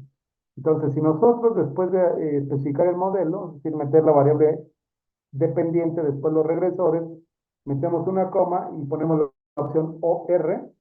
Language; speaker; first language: Spanish; native; Spanish